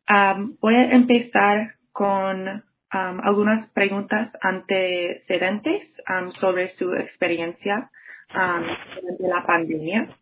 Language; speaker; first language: Spanish; non-native, fluent; English